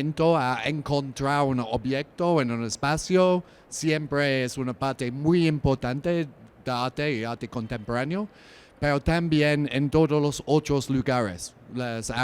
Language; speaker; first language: Spanish; non-native, learner; English